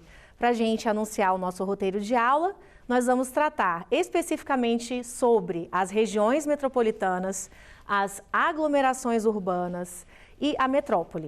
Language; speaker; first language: Portuguese; native; Portuguese